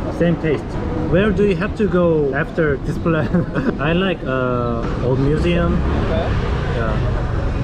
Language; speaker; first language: English; non-native, learner; Korean